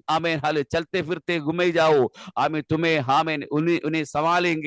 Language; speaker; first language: Hindi; non-native, local second language; Malayalam